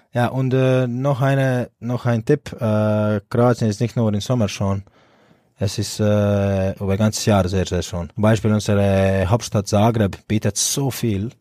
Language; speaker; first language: German; non-native, fluent; Croatian